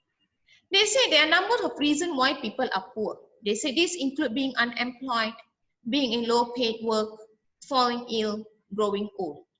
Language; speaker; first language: English; non-native, local second language; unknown